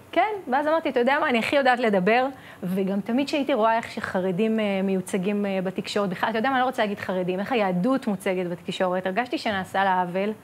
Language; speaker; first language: Hebrew; native; Hebrew